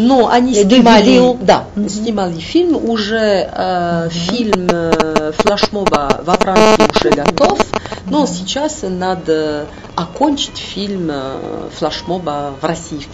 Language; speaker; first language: Russian; non-native, fluent; French